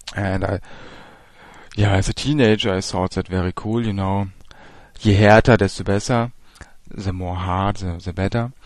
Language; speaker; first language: English; non-native, fluent; German